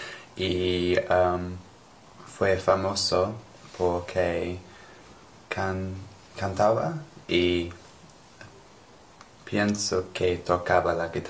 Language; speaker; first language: Spanish; non-native, learner; English